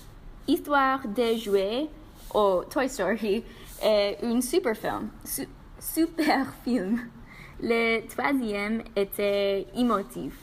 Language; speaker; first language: French; non-native, learner; English